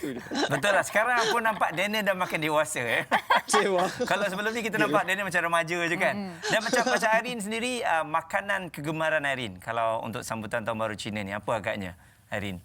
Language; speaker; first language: Malay; native; Malay